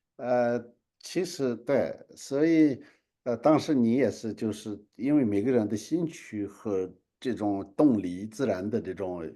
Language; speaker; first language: Chinese; non-native, local second language; Tibetan